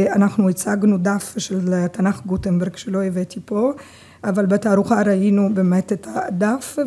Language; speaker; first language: Hebrew; non-native, fluent; Italian